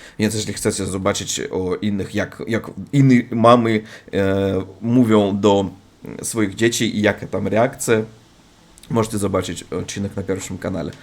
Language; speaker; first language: Polish; non-native, learner; Russian